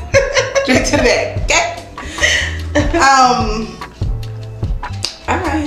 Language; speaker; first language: English; native; English